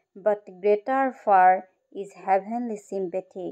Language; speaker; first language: English; non-native, local second language; Assamese